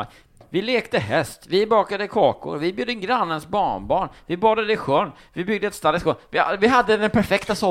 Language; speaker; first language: Swedish; native; Swedish